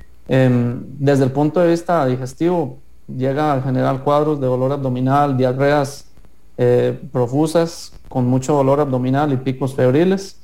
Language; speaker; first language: Spanish; native; Spanish